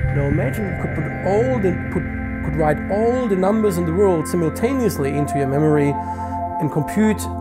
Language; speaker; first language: English; non-native, fluent; German